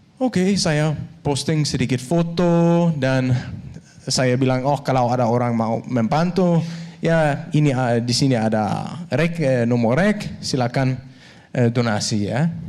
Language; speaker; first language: Indonesian; non-native, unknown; Danish